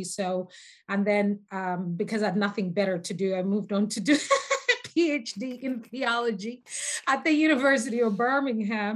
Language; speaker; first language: English; non-native, local second language; Nyanja